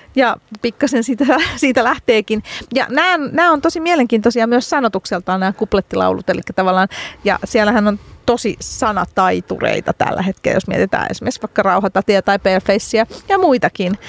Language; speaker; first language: Finnish; native; Finnish